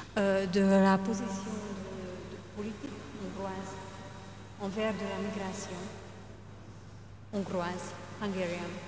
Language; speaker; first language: French; non-native, fluent; Hungarian